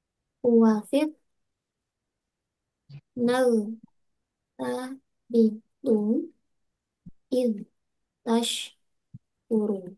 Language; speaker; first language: Arabic; non-native, fluent; Indonesian